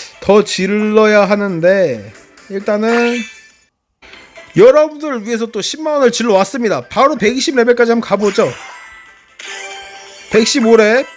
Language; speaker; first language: Korean; native; Korean